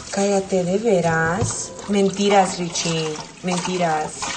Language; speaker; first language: Spanish; early bilingual, heritage; Spanish